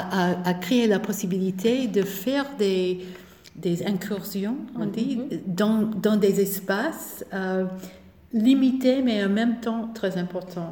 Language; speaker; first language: French; non-native, fluent; English